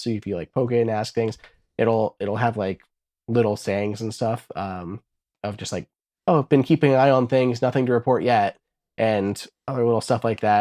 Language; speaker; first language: English; native; English